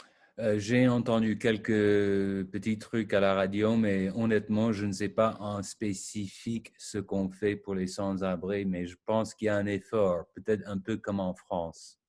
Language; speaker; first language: French; non-native, fluent; English